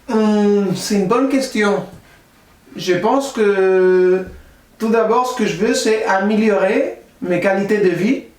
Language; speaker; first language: French; non-native, fluent; Spanish